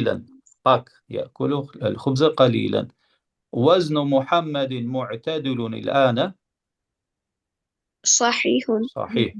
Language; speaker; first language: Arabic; non-native, fluent; Albanian